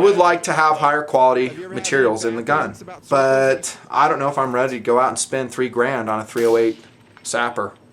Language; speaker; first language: English; native; English